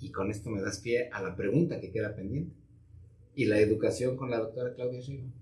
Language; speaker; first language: Spanish; native; Spanish